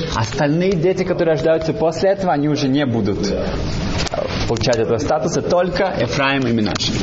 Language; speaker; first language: Russian; early bilingual, heritage; Russian